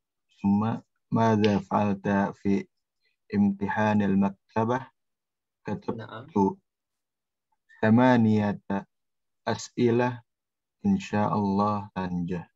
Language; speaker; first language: Arabic; non-native, learner; Indonesian